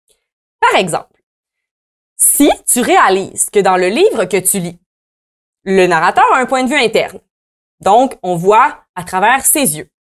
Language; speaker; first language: French; native; French